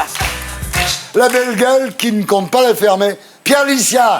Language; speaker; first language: French; native; French